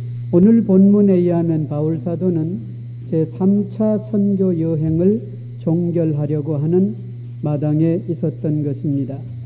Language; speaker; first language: Korean; native; Korean